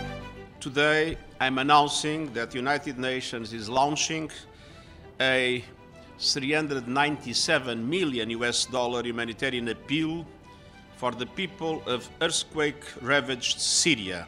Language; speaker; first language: English; non-native, fluent; Portuguese